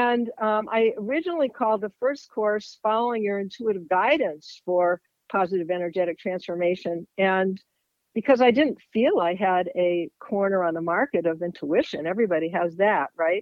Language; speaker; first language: English; native; English